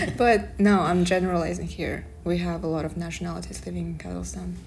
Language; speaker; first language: English; non-native, fluent; Kazakh